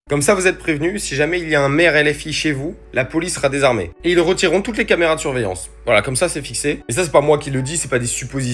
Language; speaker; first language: French; native; French